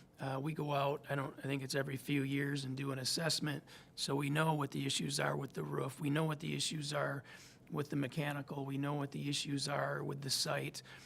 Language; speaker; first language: English; native; English